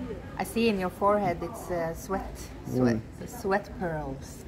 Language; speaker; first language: English; non-native, fluent; Norwegian